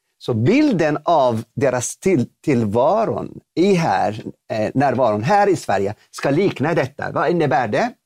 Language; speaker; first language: Swedish; non-native, fluent; Arabic